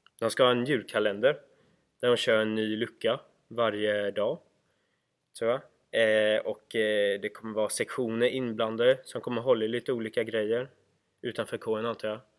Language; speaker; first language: Swedish; native; Swedish